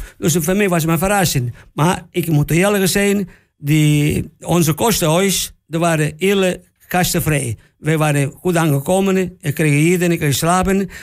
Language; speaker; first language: Dutch; non-native, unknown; Italian